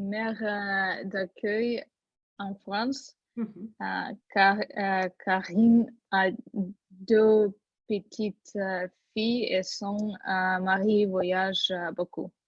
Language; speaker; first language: French; non-native, learner; Russian